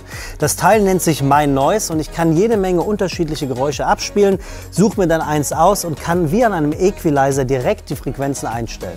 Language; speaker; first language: German; native; German